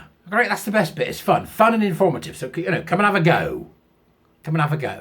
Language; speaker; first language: English; native; English